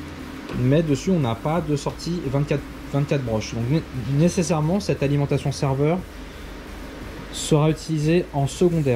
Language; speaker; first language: French; native; French